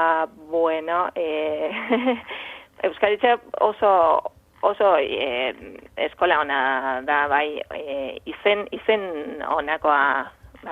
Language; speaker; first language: Basque; non-native, fluent; Spanish